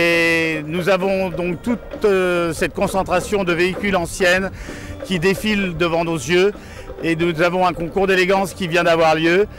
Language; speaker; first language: French; native; French